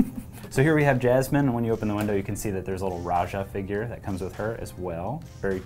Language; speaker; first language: English; native; English